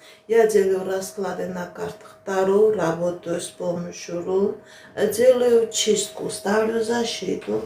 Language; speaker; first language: Russian; non-native, fluent; Armenian